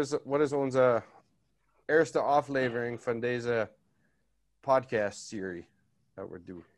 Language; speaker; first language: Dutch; non-native, learner; English